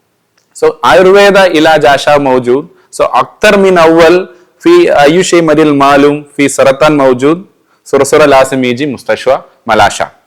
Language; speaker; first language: Arabic; non-native, learner; Malayalam